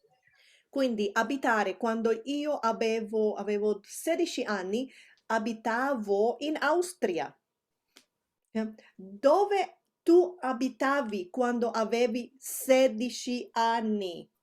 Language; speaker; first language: Italian; non-native, fluent; Spanish